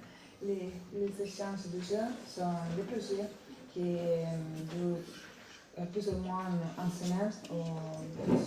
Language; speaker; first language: French; non-native, learner; Italian